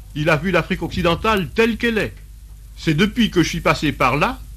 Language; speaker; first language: French; native; French